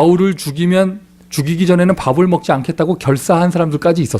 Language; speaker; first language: Korean; native; Korean